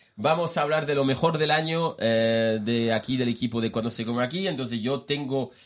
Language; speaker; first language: Spanish; non-native, fluent; French